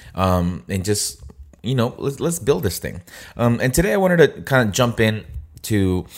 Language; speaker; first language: English; non-native, fluent; Spanish